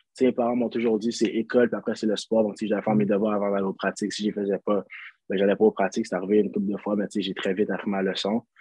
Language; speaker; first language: French; native; French